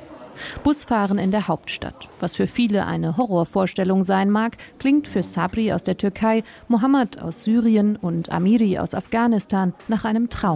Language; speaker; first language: German; native; German